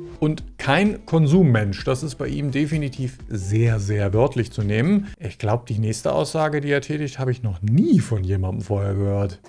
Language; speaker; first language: German; native; German